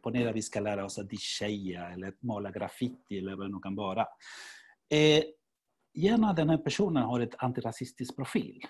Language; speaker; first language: Swedish; non-native, fluent; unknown